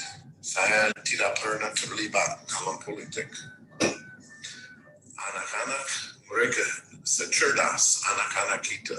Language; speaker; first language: Indonesian; non-native, fluent; English